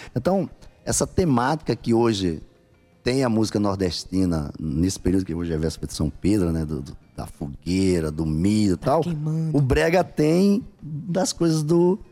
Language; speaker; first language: Portuguese; native; Portuguese